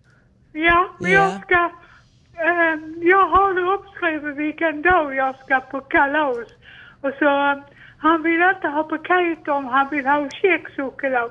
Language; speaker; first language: Swedish; non-native, learner; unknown